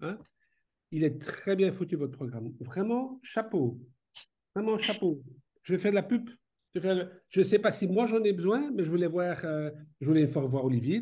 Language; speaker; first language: French; native; French